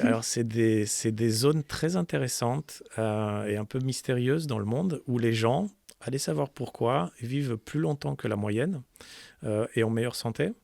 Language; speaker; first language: French; native; French